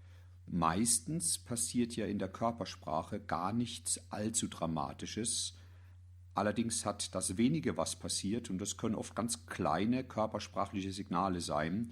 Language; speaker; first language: German; native; German